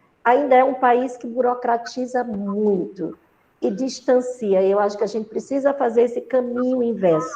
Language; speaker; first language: Portuguese; native; Portuguese